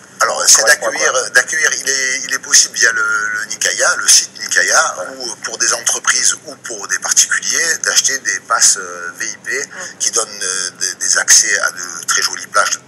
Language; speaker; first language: French; native; French